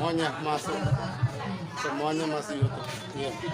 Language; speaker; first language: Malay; non-native, local second language; Buginese